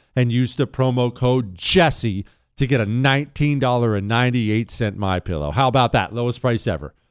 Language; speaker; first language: English; native; English